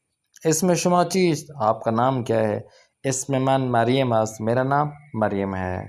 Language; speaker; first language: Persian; non-native, fluent; Urdu